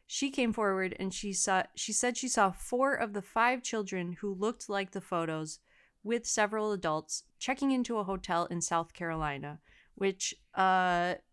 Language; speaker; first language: English; native; English